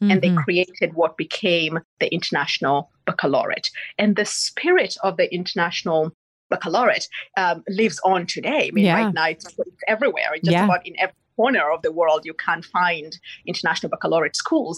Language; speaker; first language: English; non-native, local second language; Gusii